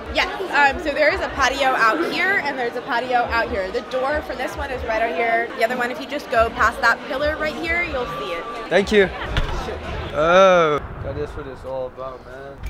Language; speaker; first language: English; non-native, fluent; Arabic